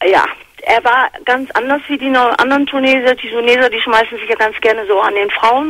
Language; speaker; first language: German; native; German